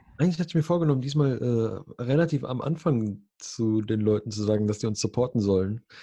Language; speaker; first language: German; early bilingual, other home language; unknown